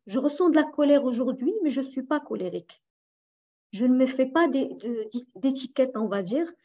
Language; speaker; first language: French; non-native, local second language; Arabic